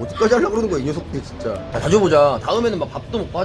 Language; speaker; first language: Korean; native; Korean